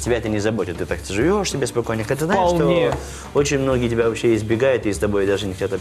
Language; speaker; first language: Russian; native; Russian